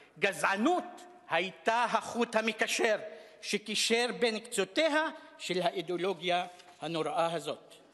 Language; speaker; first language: Hebrew; non-native, local second language; Arabic